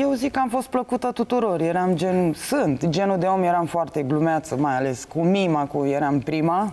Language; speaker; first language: Romanian; native; Romanian